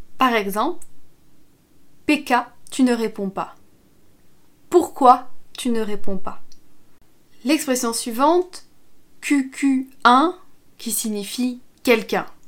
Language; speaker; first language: French; native; French